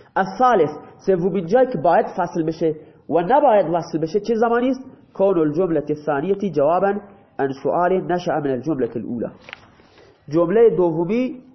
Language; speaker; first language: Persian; non-native, local second language; Baluchi